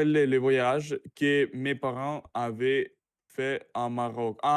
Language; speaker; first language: French; non-native, learner; Russian